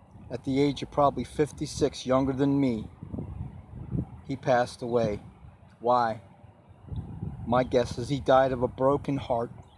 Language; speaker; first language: English; native; English